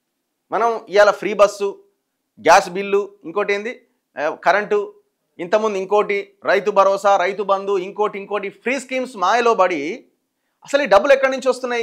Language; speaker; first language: Telugu; native; Telugu